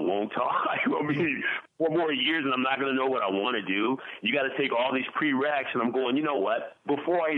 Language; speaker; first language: English; native; English